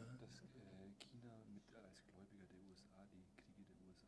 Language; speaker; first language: German; native; German